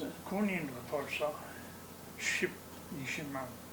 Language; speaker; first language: Korean; non-native, fluent; English